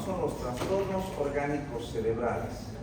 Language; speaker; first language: Spanish; native; Spanish